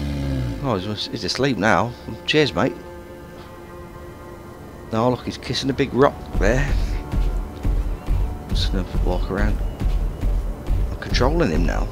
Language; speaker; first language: English; native; English